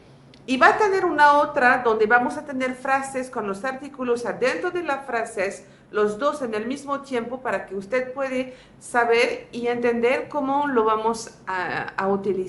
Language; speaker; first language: Spanish; non-native, fluent; French